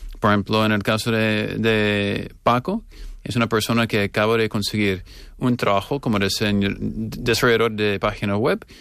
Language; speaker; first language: Spanish; non-native, fluent; English